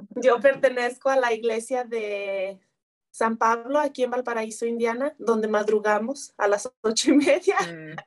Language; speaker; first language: Spanish; native; Spanish